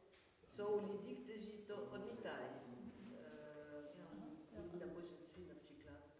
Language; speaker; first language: Czech; non-native, learner; French